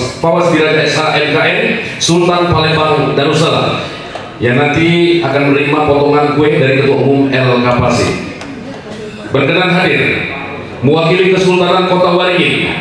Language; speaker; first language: Indonesian; native; Indonesian